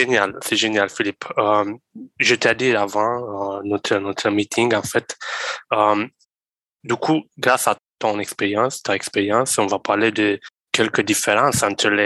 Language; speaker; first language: French; non-native, learner; Romanian